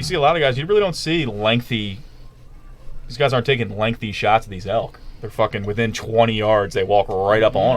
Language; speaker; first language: English; native; English